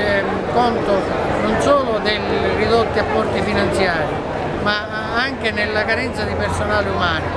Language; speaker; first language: Italian; native; Italian